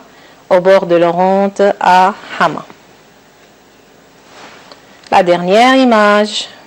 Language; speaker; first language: French; non-native, local second language; Arabic